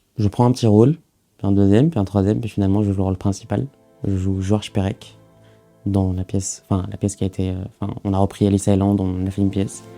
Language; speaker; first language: French; early bilingual, other home language; Arabic